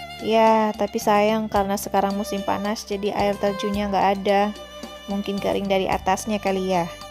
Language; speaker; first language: Indonesian; native; Indonesian